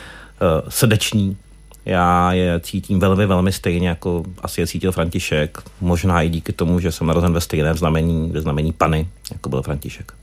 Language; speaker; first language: Czech; native; Czech